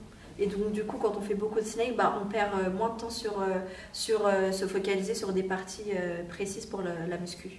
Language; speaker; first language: French; native; French